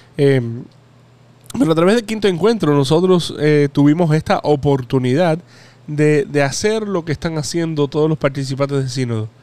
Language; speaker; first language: Spanish; native; Spanish